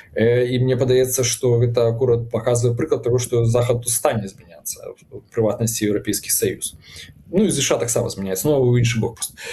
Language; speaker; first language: Belarusian; non-native, local second language; Russian